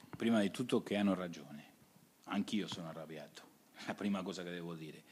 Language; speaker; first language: Italian; early bilingual, heritage; Spanish